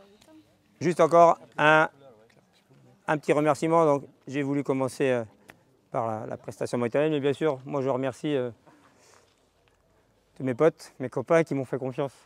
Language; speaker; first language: French; native; French